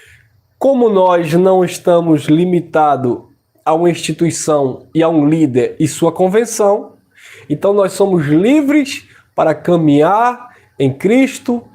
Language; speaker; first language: Portuguese; native; Portuguese